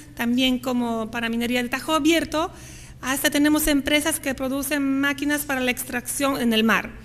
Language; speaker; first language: Spanish; non-native, fluent; Polish